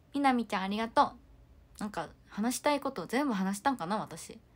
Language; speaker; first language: Japanese; non-native, fluent; Korean